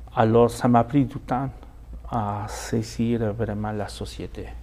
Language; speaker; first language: French; non-native, fluent; Spanish